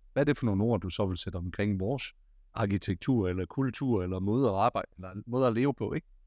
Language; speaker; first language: Danish; native; Danish